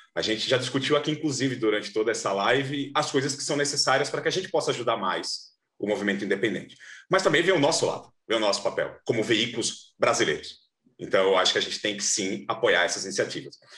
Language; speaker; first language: Portuguese; native; Portuguese